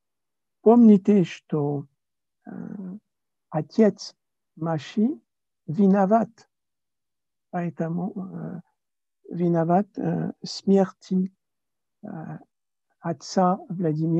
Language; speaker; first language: Russian; non-native, learner; French